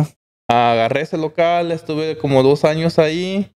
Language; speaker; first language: Spanish; native; Spanish